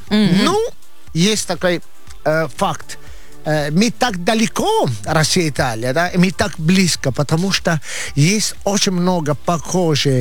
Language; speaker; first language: Russian; non-native, fluent; Italian